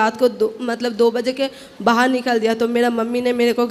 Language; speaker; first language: Hindi; non-native, local second language; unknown